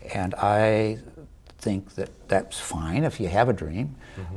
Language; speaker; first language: English; native; English